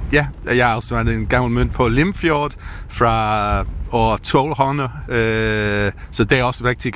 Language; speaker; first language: Danish; non-native, learner; English